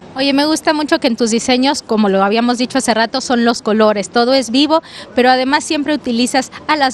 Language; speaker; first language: Spanish; native; Spanish